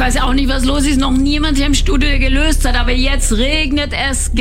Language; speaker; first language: German; native; German